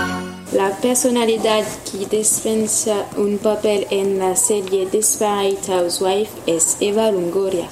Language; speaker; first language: Spanish; non-native, learner; French